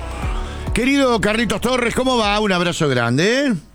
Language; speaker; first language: Spanish; native; Spanish